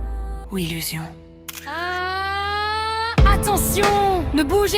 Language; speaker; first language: French; native; French